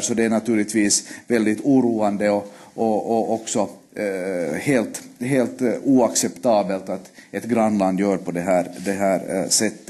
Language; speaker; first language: Swedish; native; Swedish